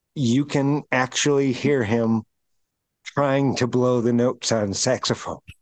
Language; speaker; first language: English; native; English